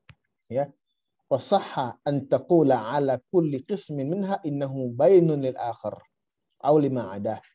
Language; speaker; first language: Arabic; non-native, fluent; Indonesian